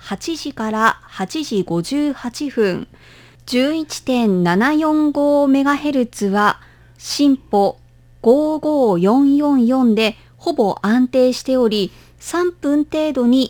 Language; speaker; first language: Japanese; native; Japanese